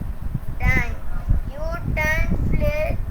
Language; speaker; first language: English; non-native, learner; Bangla